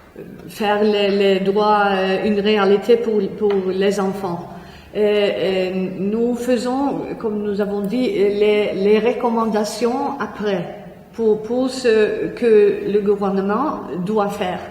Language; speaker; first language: French; non-native, fluent; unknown